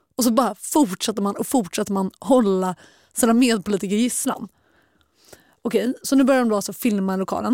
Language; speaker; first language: Swedish; native; Swedish